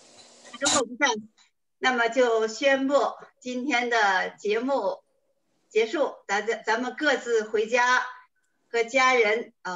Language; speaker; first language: Chinese; native; Chinese